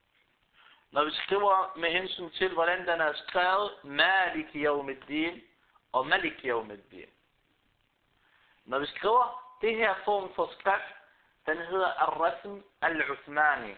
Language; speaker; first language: Danish; non-native, fluent; Arabic